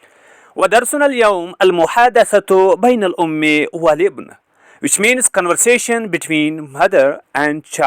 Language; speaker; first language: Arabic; non-native, fluent; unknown